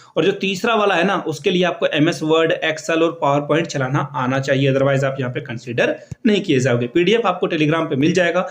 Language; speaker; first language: Hindi; native; Hindi